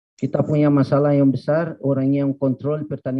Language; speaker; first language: Indonesian; non-native, fluent; Portuguese